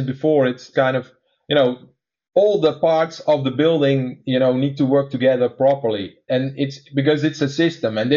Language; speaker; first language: English; non-native, fluent; Dutch